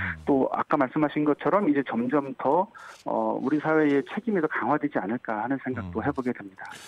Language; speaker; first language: Korean; native; Korean